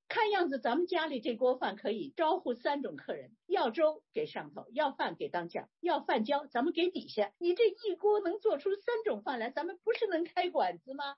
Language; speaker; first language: Chinese; native; Chinese